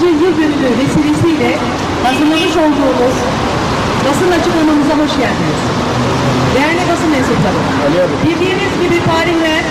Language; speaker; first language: Turkish; native; Turkish